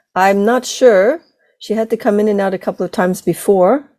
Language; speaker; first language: English; non-native, fluent; Italian